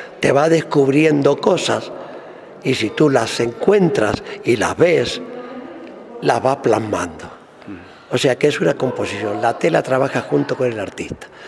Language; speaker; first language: Spanish; native; Spanish